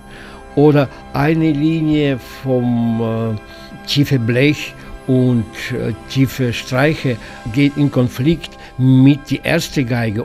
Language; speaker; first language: German; non-native, learner; Russian